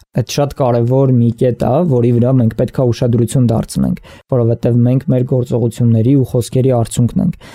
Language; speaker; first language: Armenian; native; Armenian